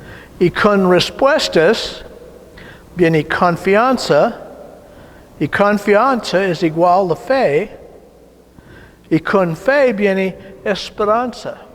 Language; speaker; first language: Spanish; non-native, learner; English